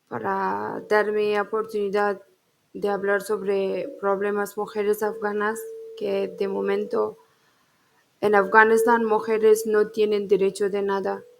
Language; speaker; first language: Spanish; non-native, learner; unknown